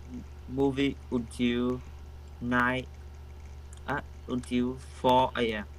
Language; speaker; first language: English; non-native, learner; Vietnamese